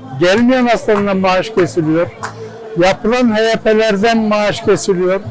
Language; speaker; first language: Turkish; non-native, local second language; Kurdish